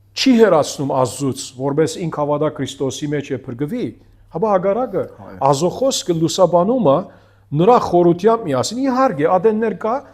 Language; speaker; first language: Armenian; early bilingual, heritage; Armenian